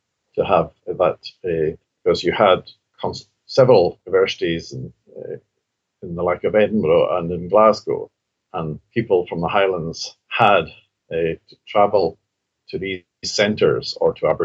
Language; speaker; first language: English; non-native, local second language; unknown